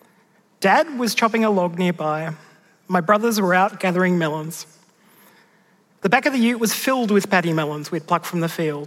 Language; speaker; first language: English; native; English